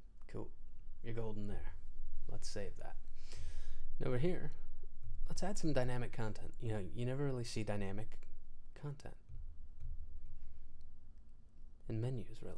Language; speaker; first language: English; native; English